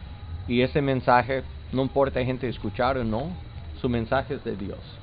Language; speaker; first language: Spanish; non-native, learner; English